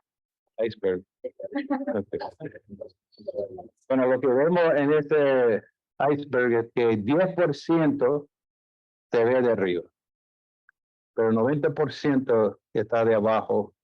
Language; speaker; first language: Spanish; non-native, fluent; English